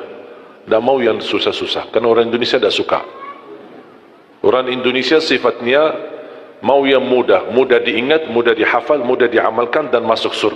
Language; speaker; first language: Indonesian; non-native, fluent; Arabic